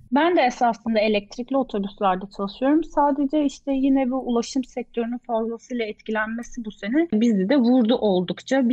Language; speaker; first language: Turkish; native; Turkish